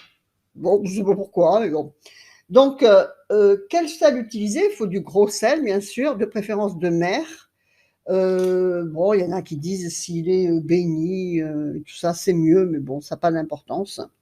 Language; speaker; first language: French; native; French